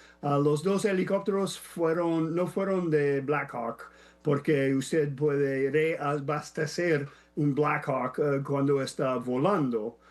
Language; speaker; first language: Spanish; non-native, fluent; English